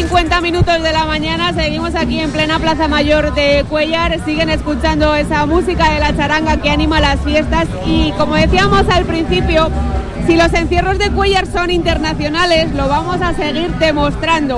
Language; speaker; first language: Spanish; native; Spanish